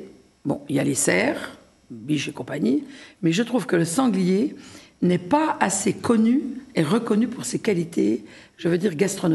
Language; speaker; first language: French; native; French